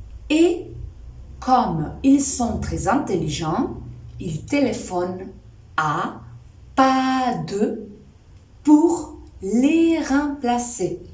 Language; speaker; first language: French; non-native, fluent; Spanish